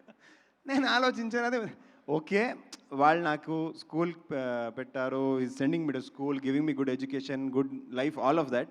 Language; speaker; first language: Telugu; non-native, learner; Kannada